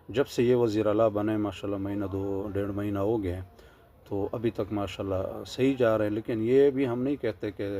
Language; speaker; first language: Urdu; non-native, local second language; Pashto